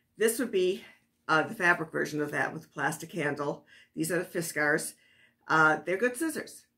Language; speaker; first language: English; native; English